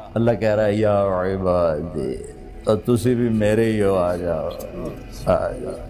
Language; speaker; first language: Urdu; non-native, local second language; Punjabi